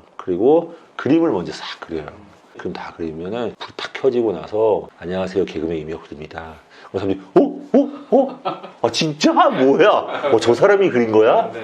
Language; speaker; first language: Korean; native; Korean